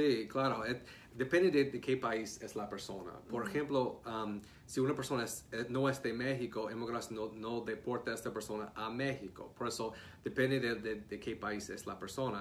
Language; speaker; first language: Spanish; non-native, fluent; English